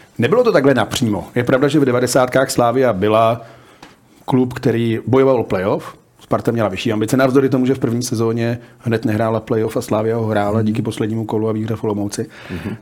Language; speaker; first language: Czech; native; Czech